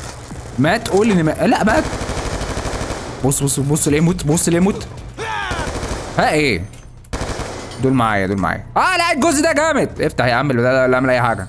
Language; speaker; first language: Arabic; native; Arabic